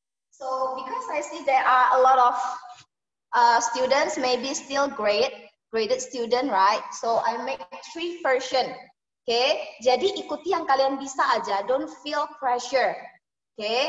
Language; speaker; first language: English; non-native, fluent; Indonesian